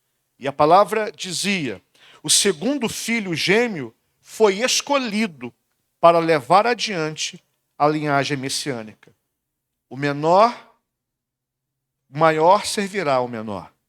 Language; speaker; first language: Portuguese; native; Portuguese